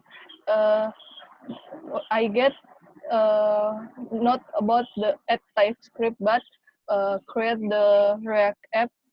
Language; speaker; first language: English; non-native, learner; Indonesian